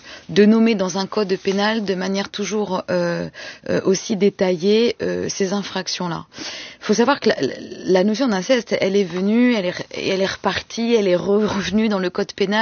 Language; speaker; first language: French; native; French